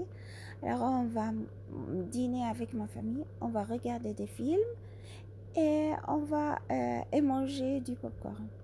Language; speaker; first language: French; non-native, learner; Arabic